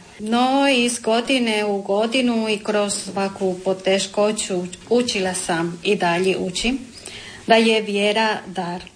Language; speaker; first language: Croatian; non-native, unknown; Spanish